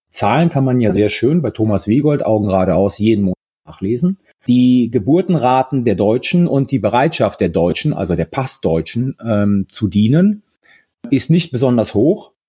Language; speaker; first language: German; early bilingual, other home language; Italian